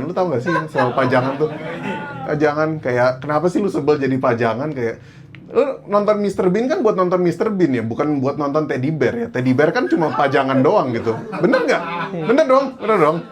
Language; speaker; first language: Indonesian; native; Indonesian